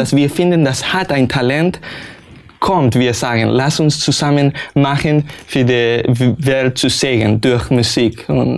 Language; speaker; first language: German; non-native, learner; Spanish